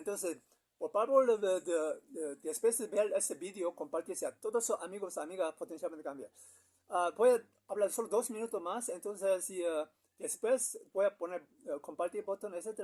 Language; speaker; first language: Spanish; non-native, learner; Korean